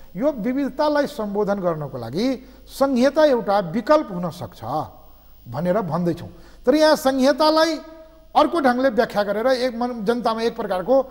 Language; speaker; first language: Nepali; non-native, local second language; Maithili